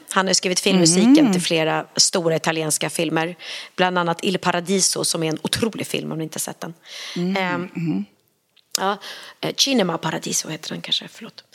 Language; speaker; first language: Swedish; native; Swedish